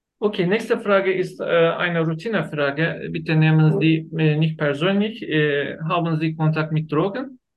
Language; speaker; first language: German; non-native, learner; Turkish